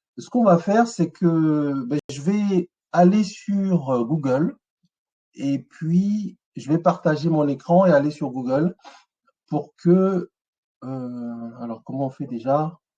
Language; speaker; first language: French; non-native, local second language; Ewe